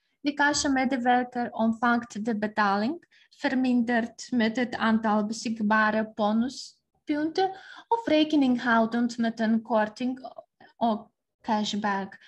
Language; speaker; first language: Dutch; non-native, fluent; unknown